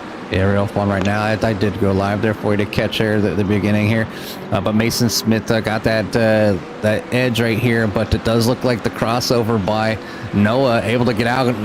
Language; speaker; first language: English; native; English